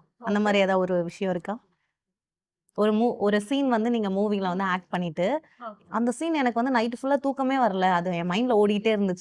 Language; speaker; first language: Tamil; native; Tamil